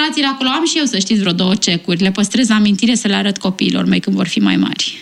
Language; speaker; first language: Romanian; native; Romanian